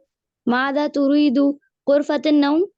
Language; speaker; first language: Arabic; non-native, learner; Urdu